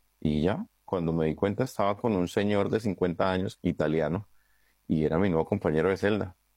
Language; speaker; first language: Spanish; native; Spanish